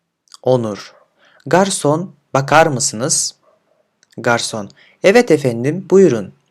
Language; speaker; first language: Turkish; non-native, fluent; Kyrgyz